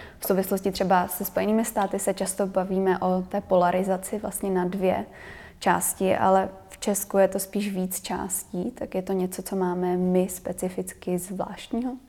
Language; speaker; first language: Czech; native; Czech